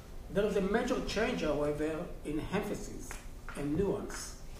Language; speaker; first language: English; non-native, fluent; Hebrew